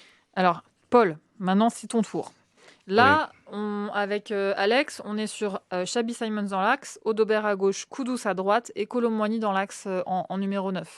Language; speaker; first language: French; native; French